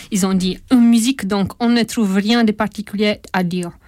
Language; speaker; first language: French; non-native, fluent; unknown